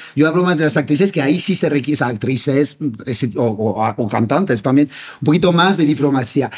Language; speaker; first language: Spanish; non-native, fluent; French